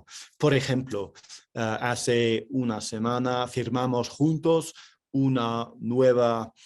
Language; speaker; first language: Spanish; non-native, fluent; English